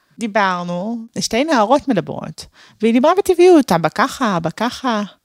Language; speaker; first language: Hebrew; early bilingual, other home language; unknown